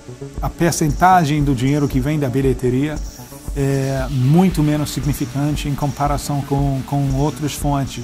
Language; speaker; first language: Portuguese; non-native, fluent; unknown